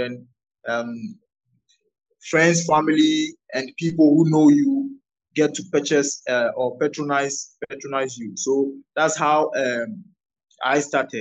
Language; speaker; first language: English; non-native, local second language; Ewe